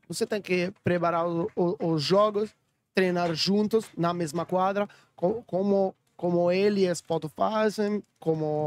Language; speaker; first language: Portuguese; non-native, learner; Italian